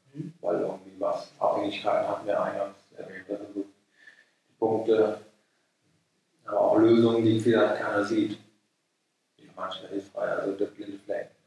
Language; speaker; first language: German; native; German